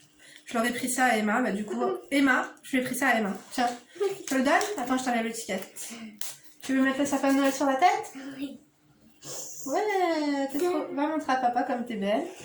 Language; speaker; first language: French; native; French